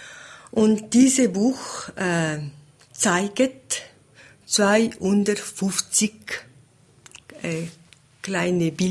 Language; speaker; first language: German; non-native, local second language; Italian